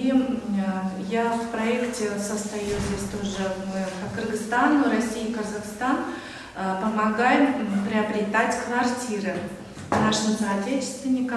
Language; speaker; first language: Russian; non-native, local second language; Kyrgyz